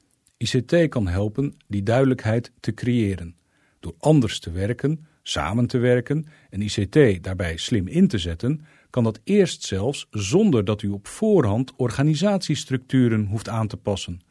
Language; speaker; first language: Dutch; native; Dutch